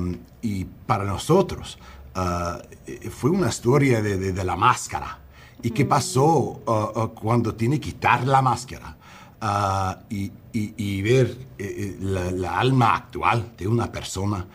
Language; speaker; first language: Spanish; non-native, learner; English